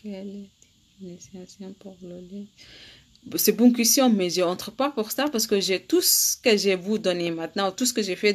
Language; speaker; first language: French; non-native, learner; Arabic